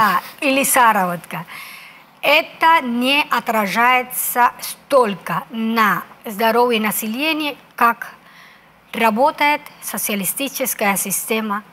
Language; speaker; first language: Russian; non-native, fluent; Spanish